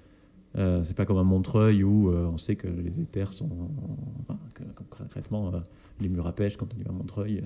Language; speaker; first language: French; native; French